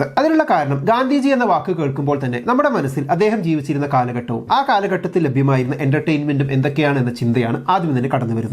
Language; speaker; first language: Malayalam; native; Malayalam